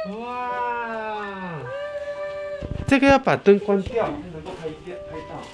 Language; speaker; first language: Chinese; native; Chinese